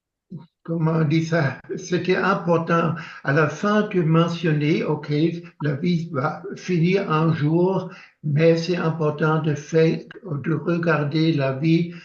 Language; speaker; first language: French; non-native, learner; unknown